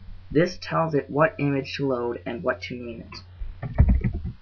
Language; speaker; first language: English; native; English